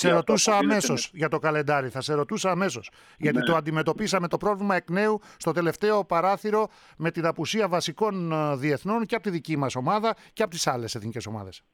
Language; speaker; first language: Greek; native; Greek